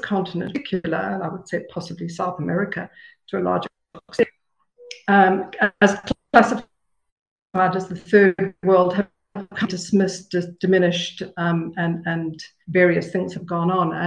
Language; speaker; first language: English; native; English